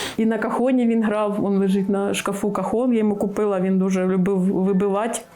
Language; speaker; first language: Ukrainian; non-native, local second language; Russian